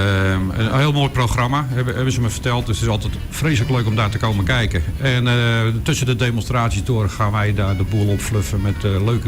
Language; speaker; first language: Dutch; native; Dutch